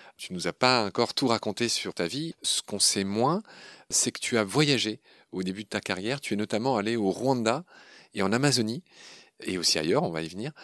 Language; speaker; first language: French; native; French